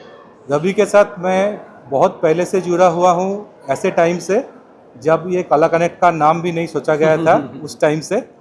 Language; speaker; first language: Hindi; native; Hindi